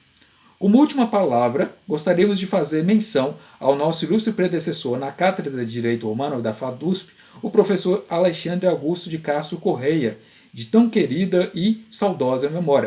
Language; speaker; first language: Portuguese; native; Portuguese